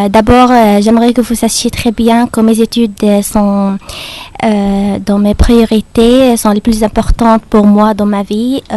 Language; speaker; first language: French; non-native, fluent; Arabic